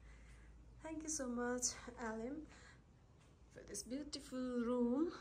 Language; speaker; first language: English; non-native, fluent; Nepali